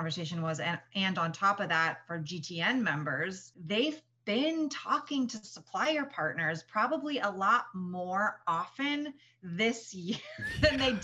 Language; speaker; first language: English; native; English